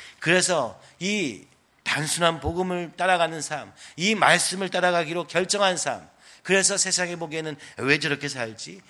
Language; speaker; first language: Korean; native; Korean